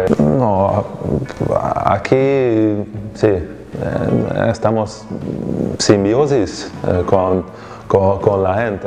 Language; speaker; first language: Spanish; non-native, fluent; Hungarian